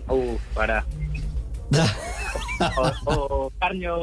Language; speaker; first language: Spanish; native; Spanish